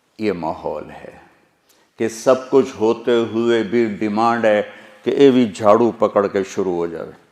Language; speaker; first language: Urdu; non-native, local second language; Punjabi